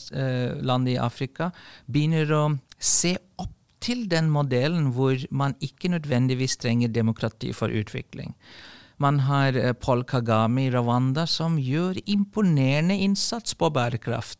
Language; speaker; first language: Norwegian; non-native, fluent; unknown